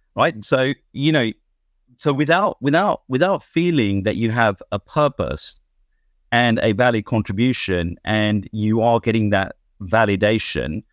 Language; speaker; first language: English; native; English